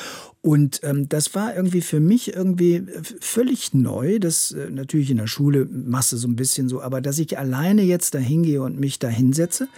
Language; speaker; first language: German; native; German